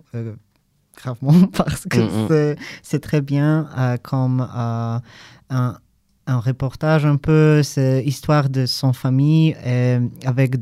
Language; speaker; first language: French; non-native, learner; Polish